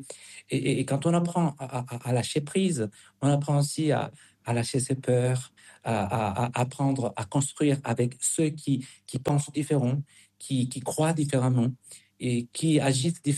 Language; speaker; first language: French; non-native, fluent; Spanish